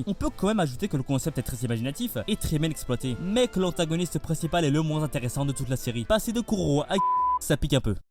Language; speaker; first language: French; native; French